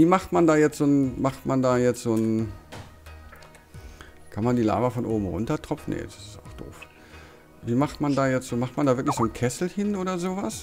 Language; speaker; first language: German; native; German